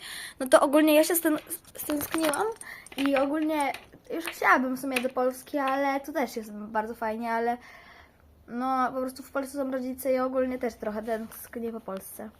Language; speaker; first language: Polish; early bilingual, other home language; Russian